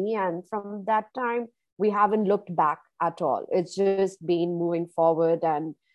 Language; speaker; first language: English; non-native, local second language; Hindi